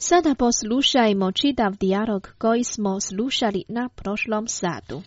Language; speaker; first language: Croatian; non-native, fluent; Chinese